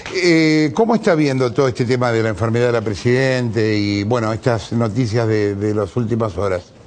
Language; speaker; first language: Spanish; native; Spanish